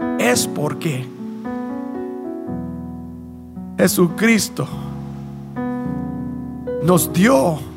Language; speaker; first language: Spanish; early bilingual, heritage; Spanish